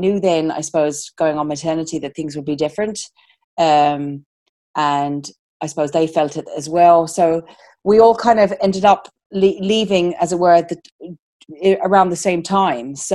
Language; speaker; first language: English; native; English